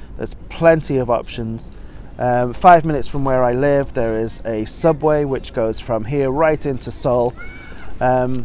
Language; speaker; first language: English; native; English